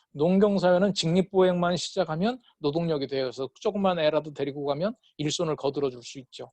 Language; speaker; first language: Korean; native; Korean